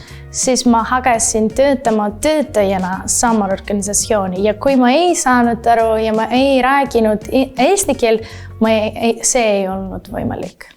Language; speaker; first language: Estonian; non-native, learner; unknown